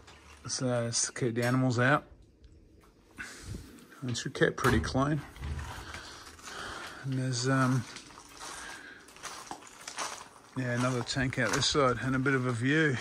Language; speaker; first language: English; native; English